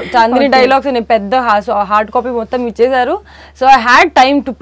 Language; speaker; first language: Telugu; non-native, fluent; Kannada